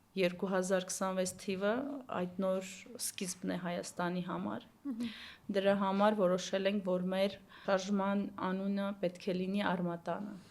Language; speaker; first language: Armenian; early bilingual, heritage; Armenian